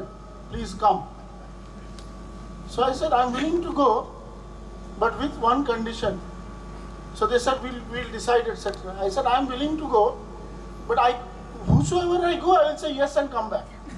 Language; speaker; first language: English; non-native, local second language; Bangla